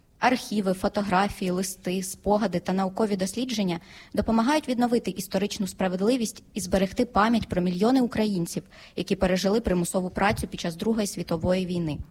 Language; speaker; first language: Ukrainian; native; Ukrainian